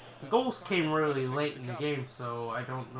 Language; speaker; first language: English; native; English